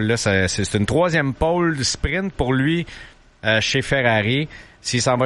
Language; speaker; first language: French; native; French